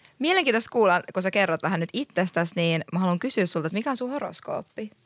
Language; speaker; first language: Finnish; native; Finnish